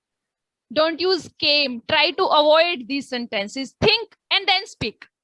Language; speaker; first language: English; non-native, local second language; Hindi